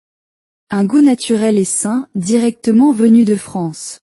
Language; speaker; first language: French; non-native, learner; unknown